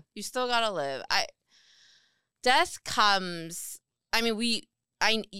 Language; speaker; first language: English; early bilingual, other home language; Korean